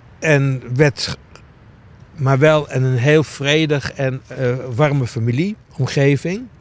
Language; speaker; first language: Dutch; early bilingual, other home language; Greek